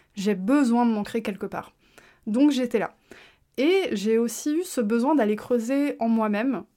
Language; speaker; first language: French; native; French